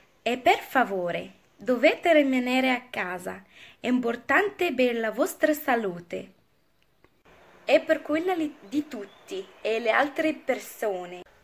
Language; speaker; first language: Italian; non-native, learner; Arabic